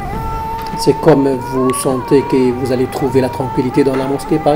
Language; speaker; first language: French; non-native, fluent; Arabic